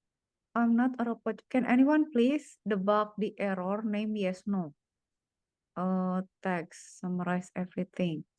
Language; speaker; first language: English; non-native, fluent; Indonesian